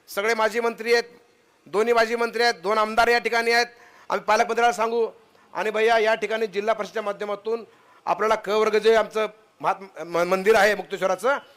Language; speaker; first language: Marathi; native; Marathi